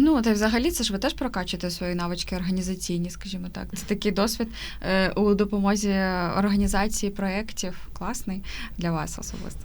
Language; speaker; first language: Ukrainian; native; Ukrainian